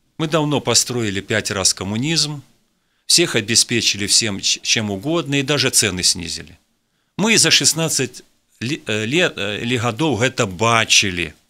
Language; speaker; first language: Russian; native; Russian